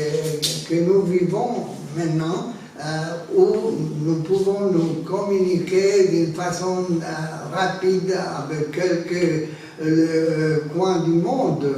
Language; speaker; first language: French; non-native, fluent; Spanish